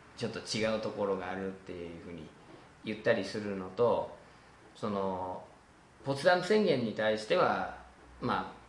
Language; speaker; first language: Japanese; non-native, fluent; English